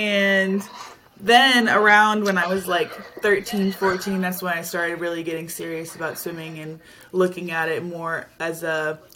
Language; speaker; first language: English; native; English